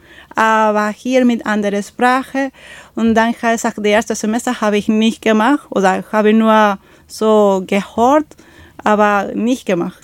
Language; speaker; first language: German; non-native, fluent; Spanish